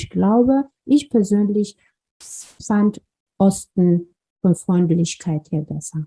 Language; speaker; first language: German; non-native, fluent; Amharic